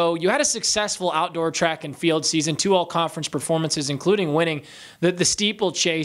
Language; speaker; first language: English; native; English